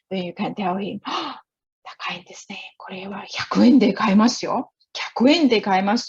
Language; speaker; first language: Japanese; non-native, fluent; Chinese